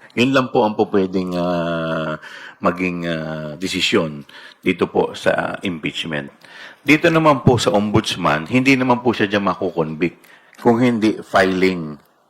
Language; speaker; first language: Filipino; native; Filipino